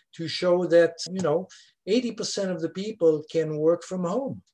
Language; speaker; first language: English; non-native, fluent; French